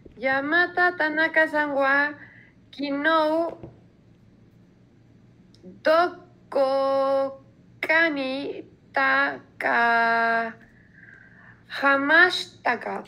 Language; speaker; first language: Japanese; non-native, learner; Spanish